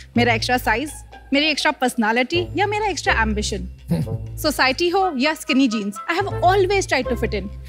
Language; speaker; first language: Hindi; native; Hindi